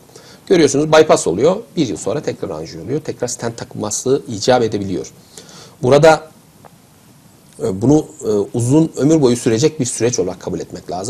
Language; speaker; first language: Turkish; native; Turkish